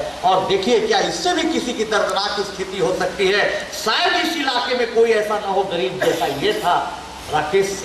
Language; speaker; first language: Hindi; native; Hindi